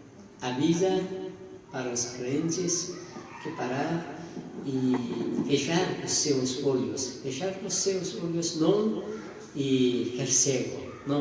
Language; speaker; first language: Portuguese; non-native, fluent; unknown